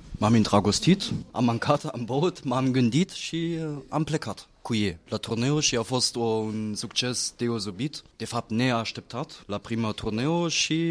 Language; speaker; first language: Romanian; non-native, fluent; German